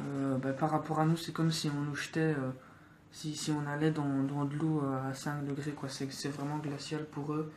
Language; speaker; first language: French; native; French